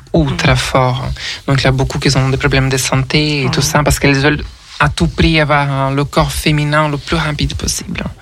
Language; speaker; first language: French; non-native, fluent; Portuguese